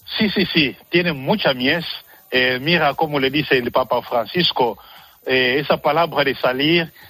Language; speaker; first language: Spanish; non-native, fluent; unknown